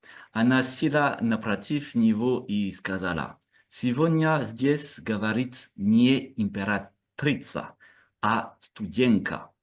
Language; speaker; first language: Russian; non-native, learner; French